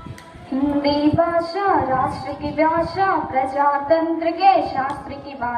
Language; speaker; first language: Hindi; non-native, local second language; Telugu